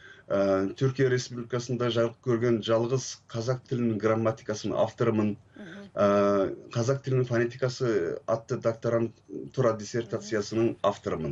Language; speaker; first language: Kazakh; non-native, fluent; Turkish